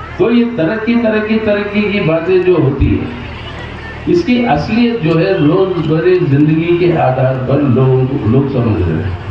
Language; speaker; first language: Hindi; non-native, local second language; Telugu